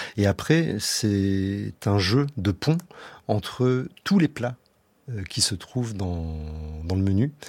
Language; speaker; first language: French; native; French